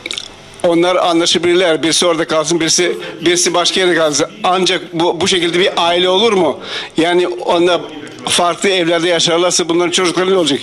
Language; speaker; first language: Turkish; non-native, fluent; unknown